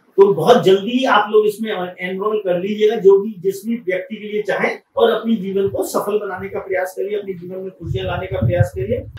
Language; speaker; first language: Hindi; native; Hindi